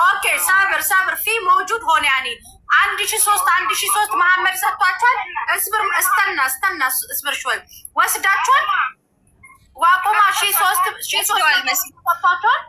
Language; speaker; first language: Arabic; non-native, learner; Amharic